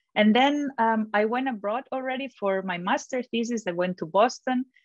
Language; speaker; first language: English; non-native, fluent; Catalan